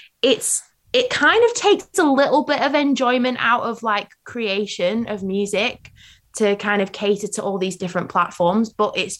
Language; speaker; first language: English; native; English